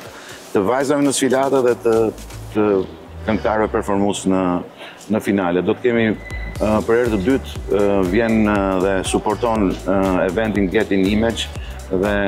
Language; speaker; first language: Albanian; native; Albanian